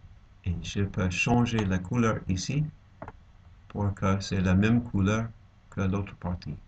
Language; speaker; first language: French; non-native, fluent; English